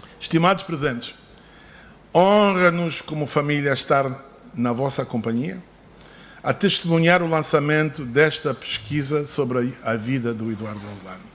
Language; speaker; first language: Portuguese; non-native, fluent; English